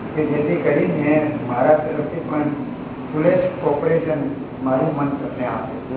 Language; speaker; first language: Gujarati; early bilingual, heritage; Gujarati